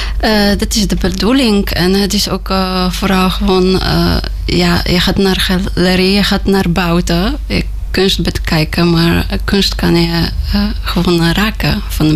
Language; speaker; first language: Dutch; non-native, learner; Polish